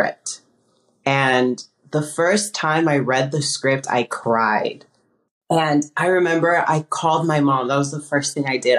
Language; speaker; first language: English; early bilingual, other home language; Spanish